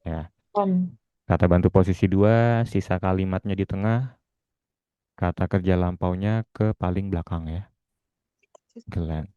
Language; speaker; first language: Indonesian; native; Indonesian